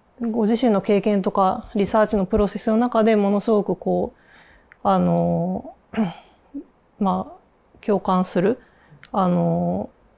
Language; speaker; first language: Japanese; native; Japanese